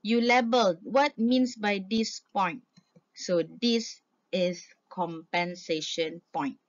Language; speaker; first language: English; non-native, local second language; Malay